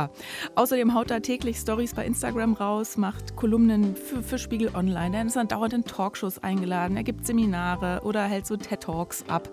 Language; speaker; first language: German; native; German